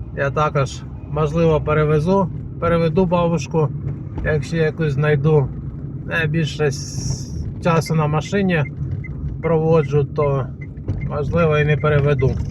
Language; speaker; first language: Ukrainian; non-native, local second language; Russian